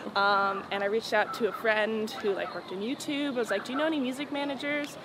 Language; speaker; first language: English; native; English